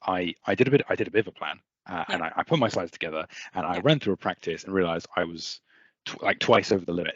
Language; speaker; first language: English; native; English